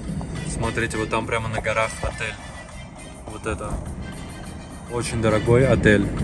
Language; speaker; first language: Russian; native; Russian